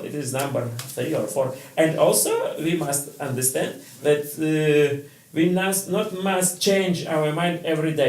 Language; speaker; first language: English; non-native, learner; Russian